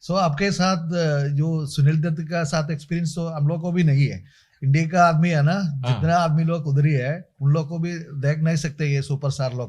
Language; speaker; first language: Hindi; non-native, local second language; Malayalam